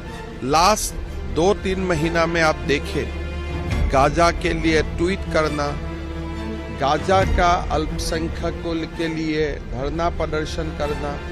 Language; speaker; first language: Hindi; non-native, local second language; Assamese